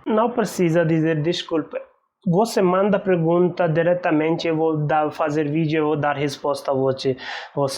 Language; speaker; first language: Portuguese; non-native, learner; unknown